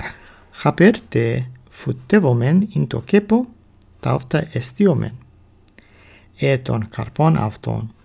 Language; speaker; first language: Greek; non-native, learner; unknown